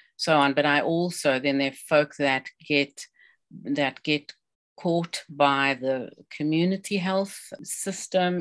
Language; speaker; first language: English; native; English